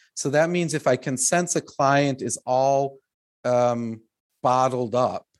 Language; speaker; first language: English; native; English